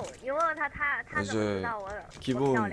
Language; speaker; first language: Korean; non-native, learner; Chinese